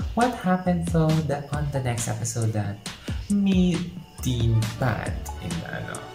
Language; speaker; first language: English; non-native, local second language; Filipino